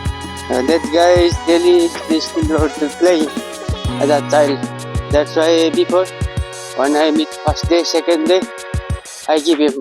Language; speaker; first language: English; non-native, learner; Nepali